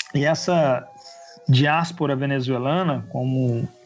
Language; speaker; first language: Portuguese; native; Portuguese